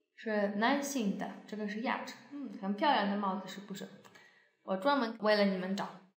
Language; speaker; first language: Chinese; non-native, fluent; Polish